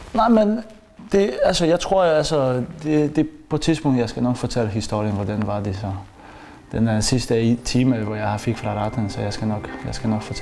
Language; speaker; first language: Danish; non-native, learner; Polish